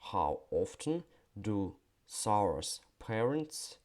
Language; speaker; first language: English; non-native, fluent; Ukrainian